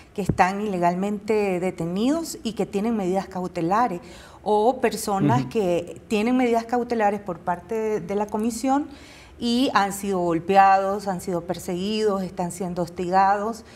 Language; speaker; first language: Spanish; native; Spanish